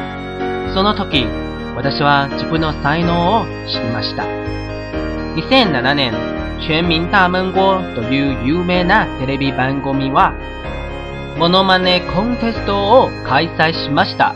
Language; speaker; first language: Japanese; non-native, learner; Chinese